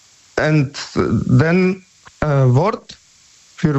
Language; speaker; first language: German; non-native, learner; Polish